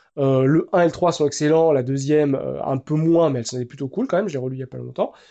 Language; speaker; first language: French; native; French